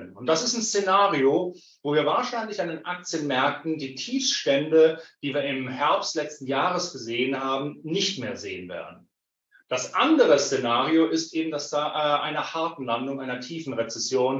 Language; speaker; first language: German; native; German